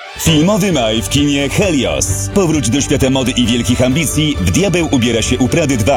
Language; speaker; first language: Polish; native; Polish